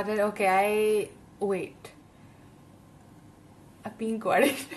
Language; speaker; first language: English; non-native, local second language; Gujarati